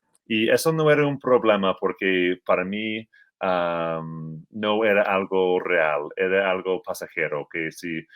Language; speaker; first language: Spanish; non-native, fluent; English